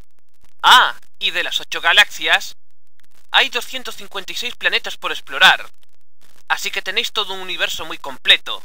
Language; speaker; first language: Spanish; native; Spanish